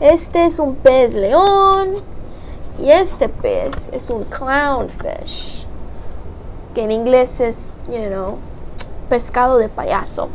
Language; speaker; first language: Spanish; early bilingual, heritage; Spanish